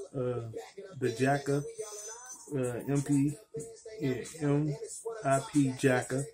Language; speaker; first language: English; native; English